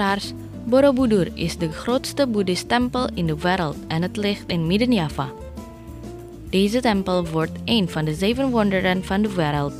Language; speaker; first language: Dutch; non-native, learner; Indonesian